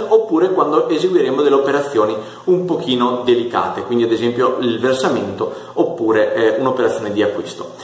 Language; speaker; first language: Italian; native; Italian